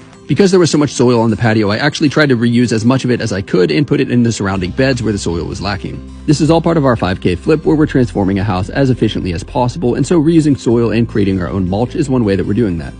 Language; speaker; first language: English; native; English